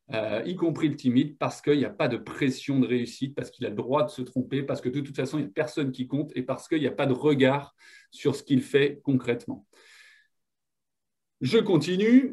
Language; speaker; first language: French; native; French